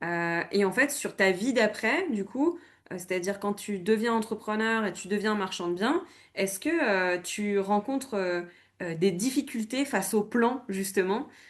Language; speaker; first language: French; native; French